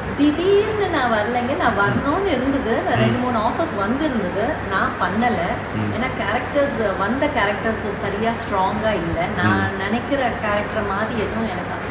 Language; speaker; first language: Tamil; non-native, local second language; Telugu